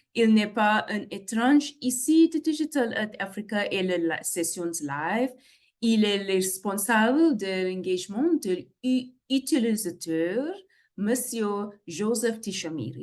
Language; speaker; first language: French; non-native, fluent; English